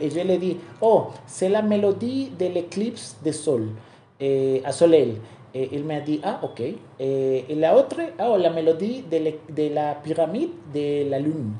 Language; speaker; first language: French; non-native, learner; Spanish